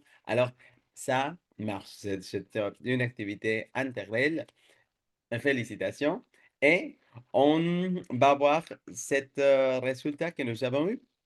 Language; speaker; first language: French; non-native, fluent; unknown